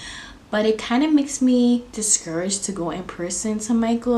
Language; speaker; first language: English; native; English